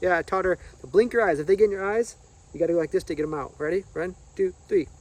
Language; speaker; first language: English; native; English